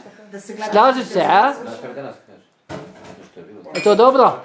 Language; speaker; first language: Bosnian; non-native, learner; Norwegian